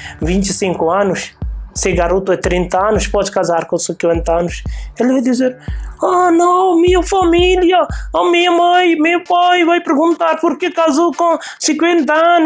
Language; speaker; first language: Portuguese; non-native, fluent; Hindi